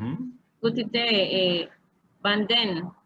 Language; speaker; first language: German; non-native, learner; Spanish